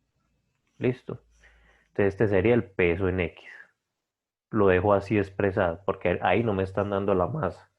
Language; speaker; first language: Spanish; native; Spanish